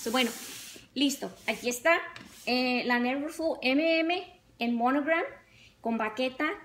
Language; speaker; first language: Spanish; early bilingual, other home language; English